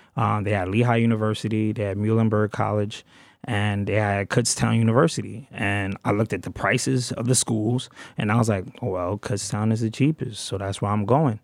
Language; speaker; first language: English; native; English